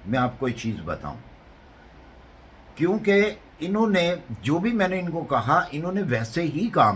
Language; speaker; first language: Urdu; native; Urdu